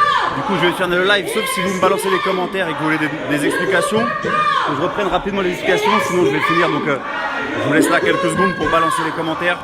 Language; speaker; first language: French; native; French